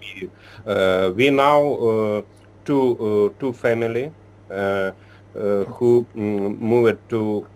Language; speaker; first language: English; non-native, learner; Ukrainian